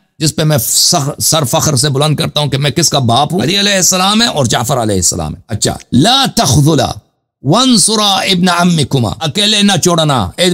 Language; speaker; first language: Urdu; non-native, fluent; Persian